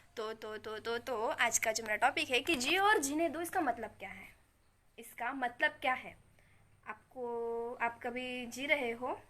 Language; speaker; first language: Hindi; non-native, local second language; Marathi